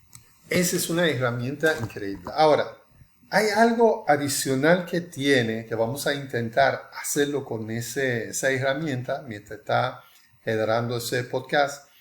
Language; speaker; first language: Spanish; non-native, fluent; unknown